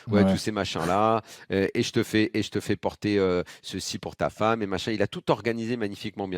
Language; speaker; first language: French; native; French